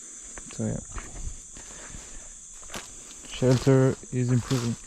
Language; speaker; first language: English; non-native, fluent; French